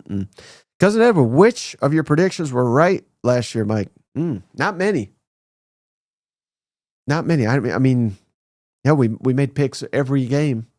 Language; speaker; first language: English; native; English